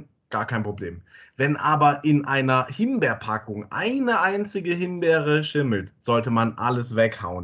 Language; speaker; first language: German; native; German